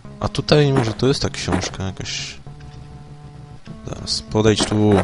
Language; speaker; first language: Polish; native; Polish